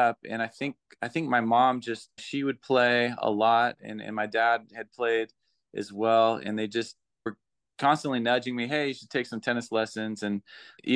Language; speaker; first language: English; native; English